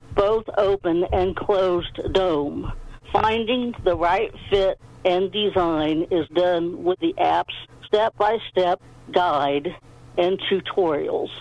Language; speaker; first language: English; native; English